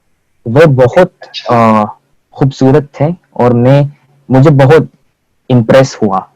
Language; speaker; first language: Hindi; non-native, fluent; Korean